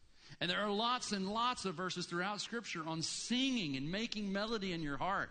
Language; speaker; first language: English; native; English